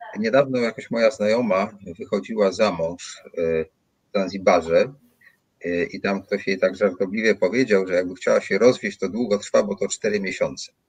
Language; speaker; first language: Polish; native; Polish